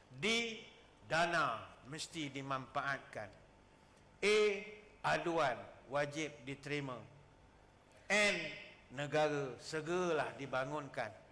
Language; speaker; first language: Malay; native; Malay